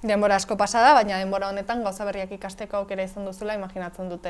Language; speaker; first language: Basque; native; Basque